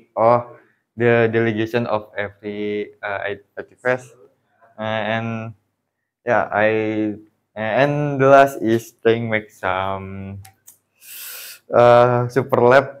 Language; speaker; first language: English; non-native, learner; Indonesian